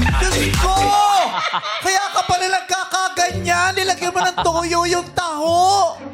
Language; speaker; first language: Filipino; native; Filipino